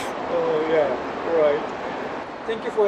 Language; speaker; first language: English; non-native, fluent; Japanese